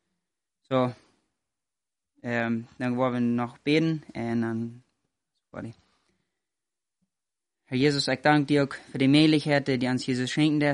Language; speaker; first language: German; non-native, learner; Plautdietsch